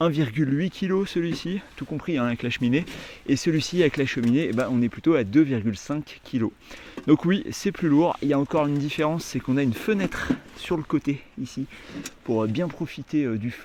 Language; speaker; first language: French; native; French